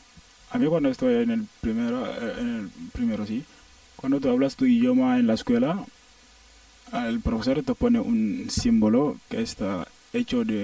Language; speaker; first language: Spanish; non-native, learner; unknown